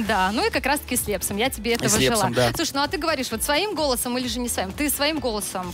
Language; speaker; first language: Russian; native; Russian